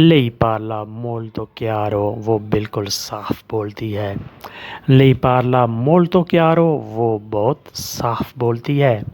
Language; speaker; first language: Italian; non-native, fluent; Urdu